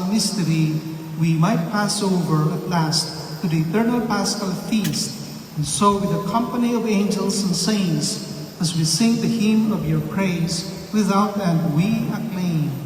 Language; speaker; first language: English; non-native, local second language; Filipino